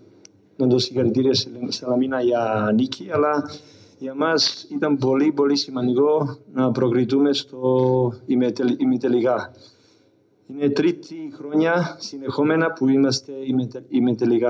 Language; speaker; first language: Greek; non-native, fluent; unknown